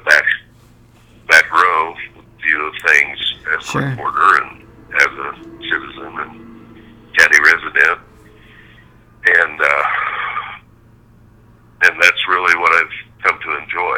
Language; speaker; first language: English; native; English